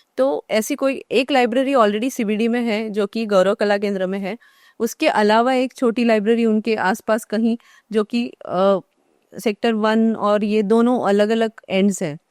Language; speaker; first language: Hindi; non-native, local second language; Marathi